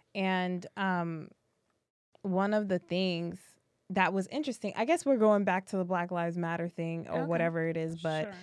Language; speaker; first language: English; early bilingual, other home language; French